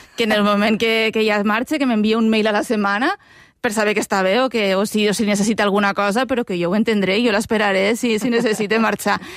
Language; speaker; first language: Catalan; native; Catalan